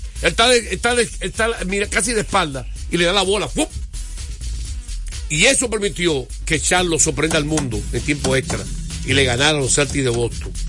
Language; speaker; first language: Spanish; native; Spanish